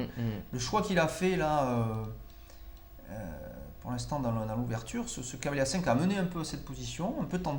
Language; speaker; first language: French; native; French